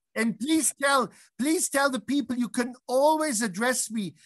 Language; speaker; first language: English; non-native, fluent; Hebrew